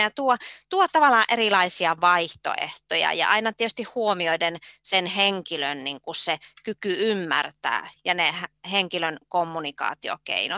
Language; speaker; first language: Finnish; native; Finnish